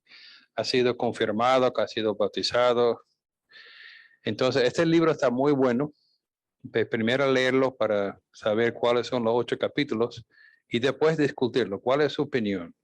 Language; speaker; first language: Spanish; non-native, fluent; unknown